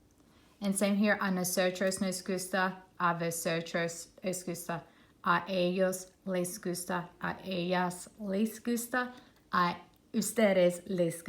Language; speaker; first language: Spanish; non-native, fluent; English